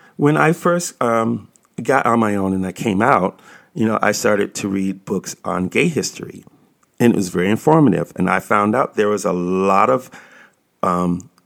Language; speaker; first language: English; native; English